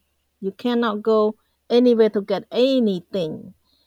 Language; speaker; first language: English; non-native, fluent; Khmer